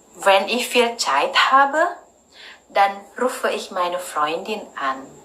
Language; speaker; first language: German; non-native, learner; Indonesian